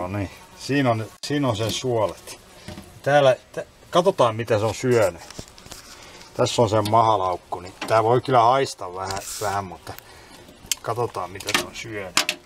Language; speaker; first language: Finnish; native; Finnish